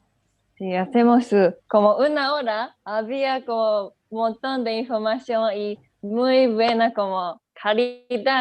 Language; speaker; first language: Spanish; non-native, learner; Japanese